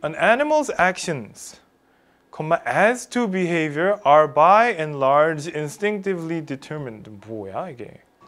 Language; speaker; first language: English; non-native, fluent; Korean